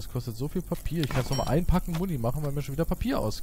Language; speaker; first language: German; native; German